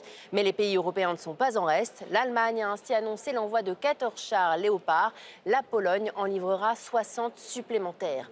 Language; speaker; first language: French; native; French